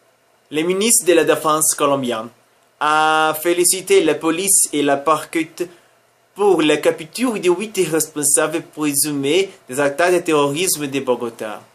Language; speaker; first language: French; non-native, learner; Spanish